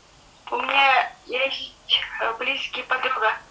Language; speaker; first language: Russian; non-native, learner; Kyrgyz